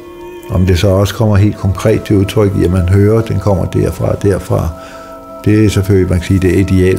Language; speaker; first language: Danish; native; Danish